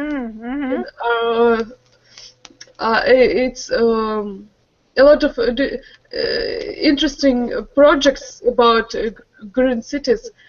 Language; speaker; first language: English; non-native, learner; Russian